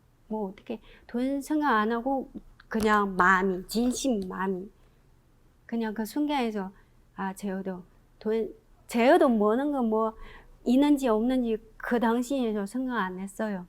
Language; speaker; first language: Korean; non-native, learner; Chinese